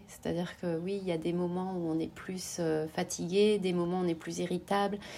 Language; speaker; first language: French; native; French